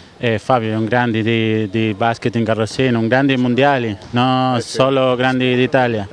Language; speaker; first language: Italian; non-native, learner; Spanish